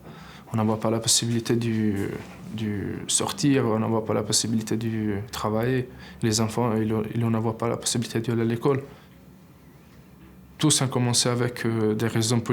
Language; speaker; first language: French; non-native, learner; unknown